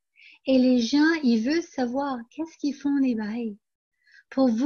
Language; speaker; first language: French; non-native, local second language; English